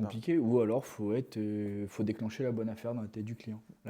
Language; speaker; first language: French; native; French